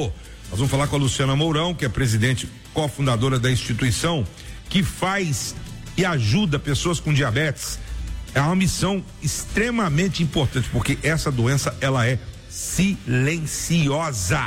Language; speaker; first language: Portuguese; native; Portuguese